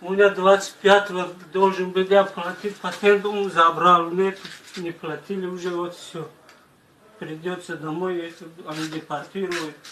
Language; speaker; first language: Russian; non-native, learner; Tajik